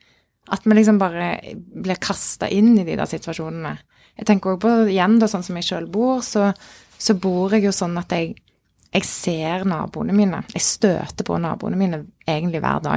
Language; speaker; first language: Norwegian; native; Norwegian